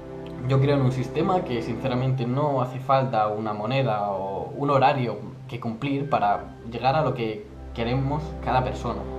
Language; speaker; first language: Spanish; native; Spanish